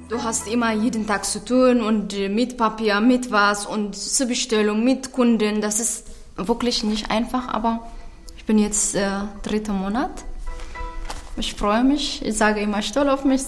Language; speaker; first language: German; non-native, learner; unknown